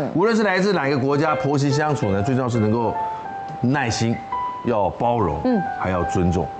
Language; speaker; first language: Chinese; native; Chinese